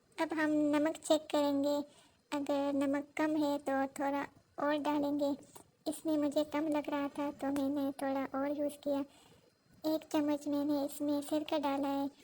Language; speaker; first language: Urdu; non-native, local second language; Pashto